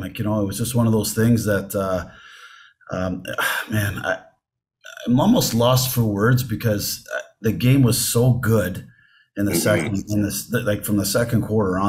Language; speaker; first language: English; native; English